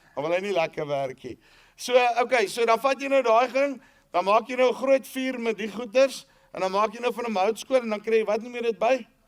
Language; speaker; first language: Afrikaans; native; Afrikaans